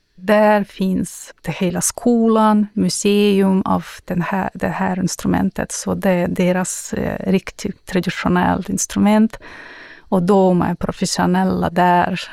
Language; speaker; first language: Swedish; non-native, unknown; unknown